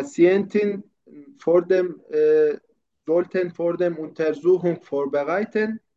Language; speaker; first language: German; non-native, learner; Turkish